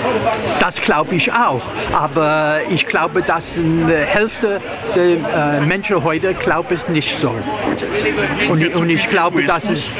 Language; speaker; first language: German; non-native, learner; English